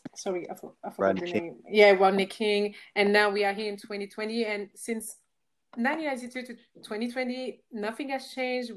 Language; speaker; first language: English; non-native, fluent; French